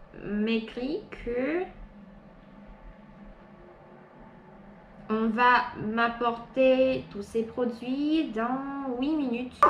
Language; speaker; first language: French; non-native, fluent; Russian